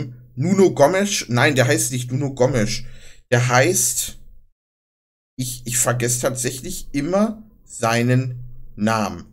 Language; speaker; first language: German; native; German